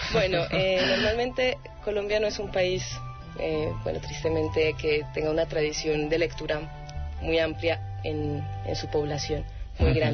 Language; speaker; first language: Spanish; native; Spanish